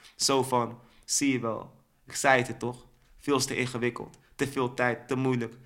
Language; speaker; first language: Dutch; early bilingual, other home language; Sranan Tongo